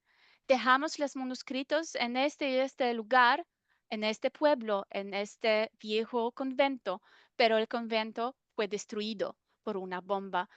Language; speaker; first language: Spanish; non-native, fluent; German